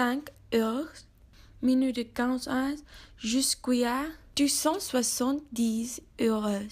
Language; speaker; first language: French; non-native, learner; English